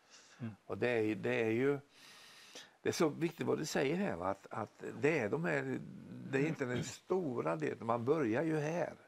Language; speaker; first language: Swedish; native; Swedish